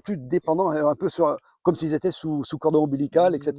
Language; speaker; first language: French; native; French